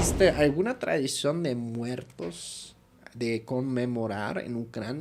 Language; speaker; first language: Spanish; non-native, fluent; German